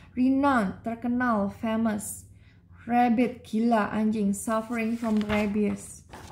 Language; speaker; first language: English; non-native, learner; Indonesian